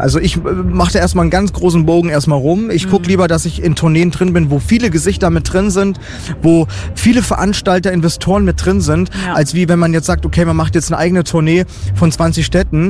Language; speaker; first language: German; native; German